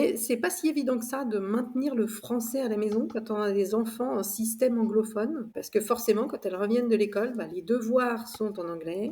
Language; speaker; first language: French; native; French